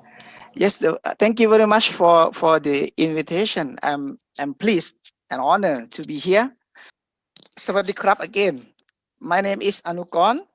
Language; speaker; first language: English; non-native, fluent; Thai